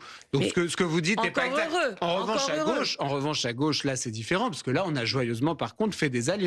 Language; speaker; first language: French; native; French